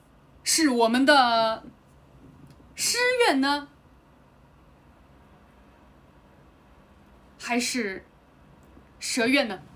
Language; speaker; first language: Chinese; native; Chinese